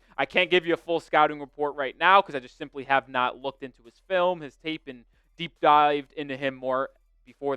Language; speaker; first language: English; native; English